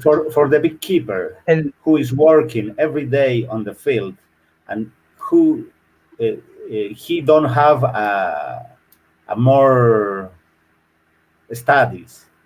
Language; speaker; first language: English; non-native, learner; Spanish